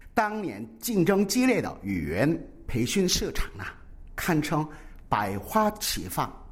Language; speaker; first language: Chinese; non-native, fluent; Korean